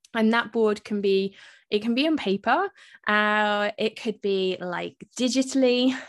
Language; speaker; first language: English; native; English